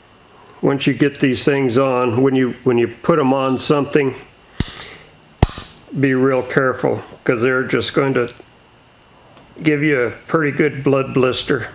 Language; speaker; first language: English; native; English